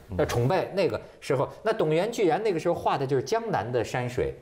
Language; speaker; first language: Chinese; native; Chinese